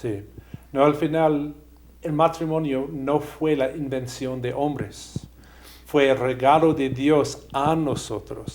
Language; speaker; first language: Spanish; non-native, fluent; English